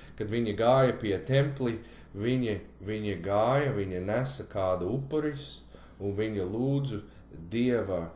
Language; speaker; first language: Latvian; early bilingual, heritage; Latvian